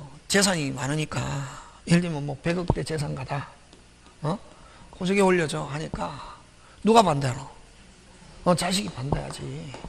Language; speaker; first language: Korean; native; Korean